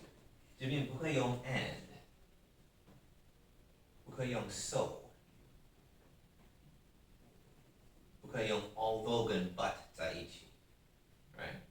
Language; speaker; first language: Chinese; non-native, fluent; English